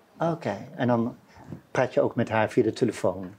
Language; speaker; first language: Dutch; native; Dutch